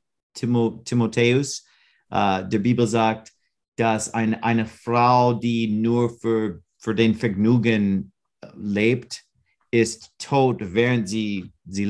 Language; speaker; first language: German; non-native, learner; English